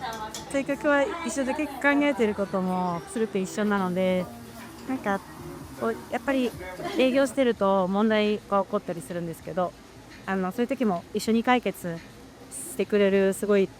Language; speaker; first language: Japanese; native; Japanese